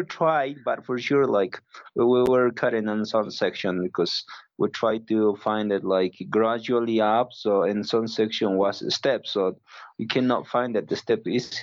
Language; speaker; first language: English; non-native, learner; Spanish